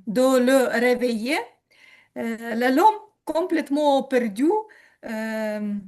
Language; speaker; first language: French; non-native, learner; Ukrainian